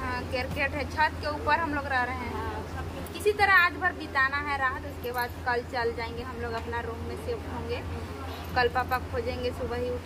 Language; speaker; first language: Hindi; native; Hindi